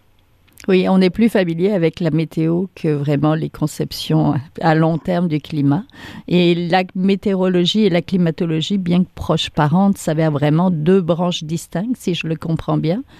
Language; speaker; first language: French; native; French